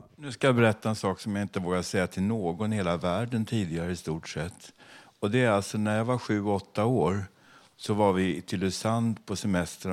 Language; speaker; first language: Swedish; native; Swedish